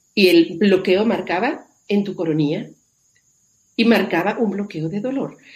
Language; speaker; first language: Spanish; native; Spanish